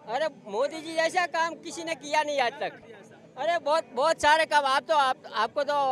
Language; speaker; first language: Hindi; non-native, local second language; Gujarati